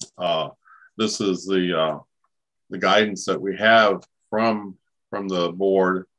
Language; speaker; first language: English; native; English